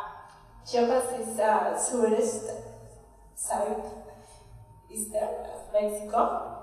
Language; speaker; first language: English; non-native, learner; Spanish